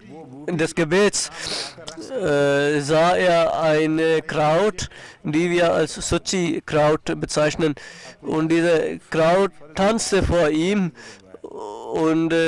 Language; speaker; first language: German; non-native, fluent; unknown